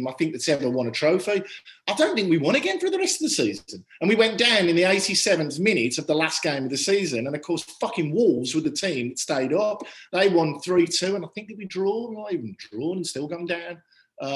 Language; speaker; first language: English; native; English